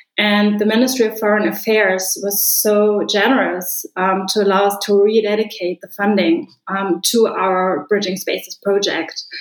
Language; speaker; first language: English; non-native, fluent; German